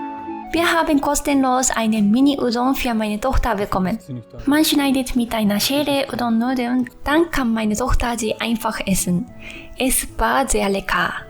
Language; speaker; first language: German; non-native, fluent; Japanese